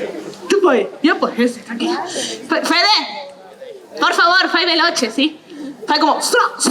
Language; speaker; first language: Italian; non-native, learner; Spanish